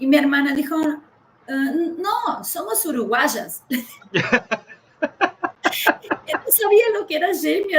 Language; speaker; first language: Spanish; early bilingual, heritage; Spanish